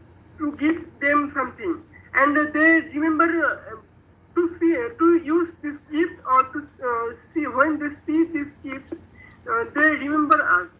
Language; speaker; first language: English; non-native, learner; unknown